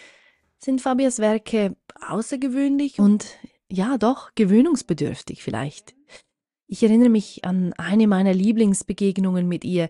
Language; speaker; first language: German; native; German